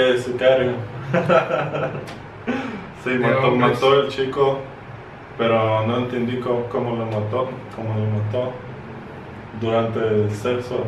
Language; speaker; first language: Spanish; non-native, fluent; Russian